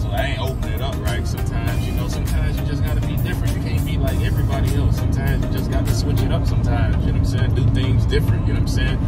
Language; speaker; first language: English; native; English